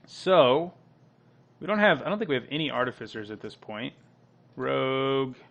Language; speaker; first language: English; native; English